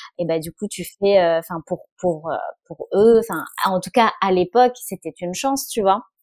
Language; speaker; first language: French; early bilingual, other home language; Vietnamese